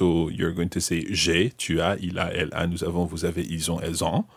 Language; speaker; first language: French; non-native, fluent; English